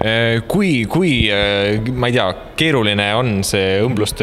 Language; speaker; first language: Estonian; native; Estonian